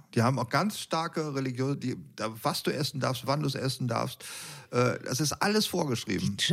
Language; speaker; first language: German; native; German